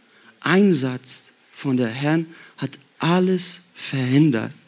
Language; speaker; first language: German; non-native, fluent; Portuguese